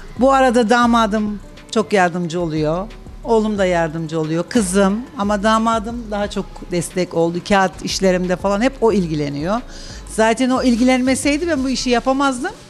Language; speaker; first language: Turkish; native; Turkish